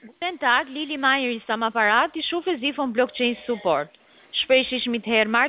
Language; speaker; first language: German; non-native, learner; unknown